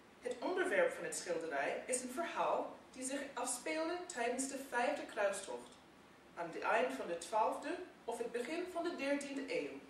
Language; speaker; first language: Dutch; non-native, fluent; English